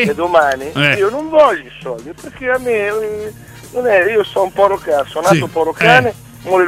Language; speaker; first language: Italian; native; Italian